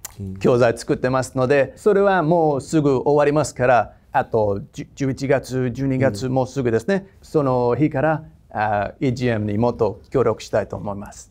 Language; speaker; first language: Japanese; non-native, fluent; English